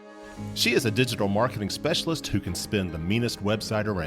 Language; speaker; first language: English; native; English